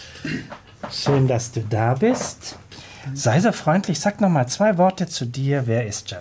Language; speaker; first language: German; native; German